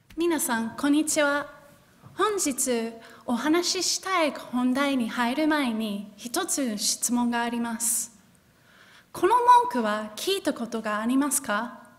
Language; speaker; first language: Japanese; non-native, fluent; English